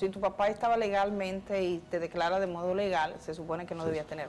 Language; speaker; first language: Spanish; native; Spanish